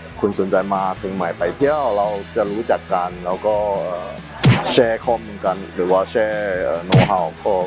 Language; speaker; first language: Thai; non-native, learner; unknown